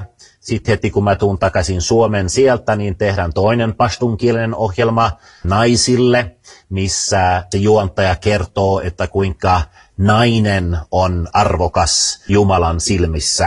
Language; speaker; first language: Finnish; early bilingual, heritage; Finnish